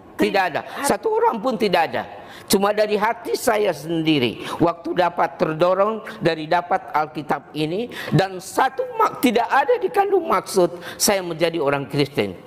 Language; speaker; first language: Indonesian; native; Indonesian